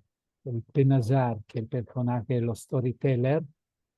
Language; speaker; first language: Spanish; non-native, fluent; Italian